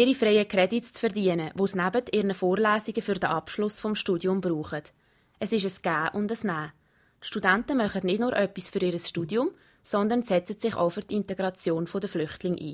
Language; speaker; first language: German; native; German